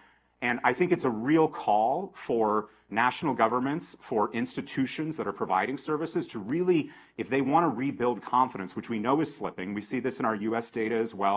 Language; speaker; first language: English; native; English